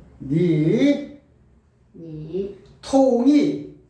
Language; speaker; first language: Korean; native; Korean